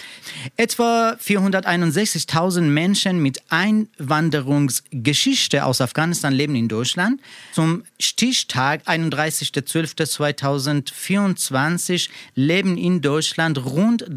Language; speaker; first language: German; non-native, learner; Persian